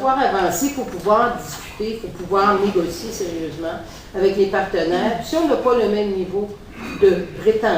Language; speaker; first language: French; native; French